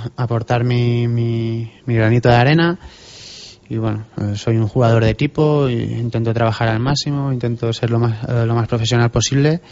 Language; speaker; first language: Spanish; native; Spanish